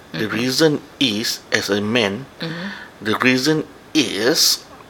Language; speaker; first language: English; non-native, local second language; Malay